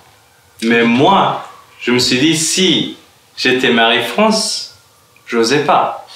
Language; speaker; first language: French; non-native, fluent; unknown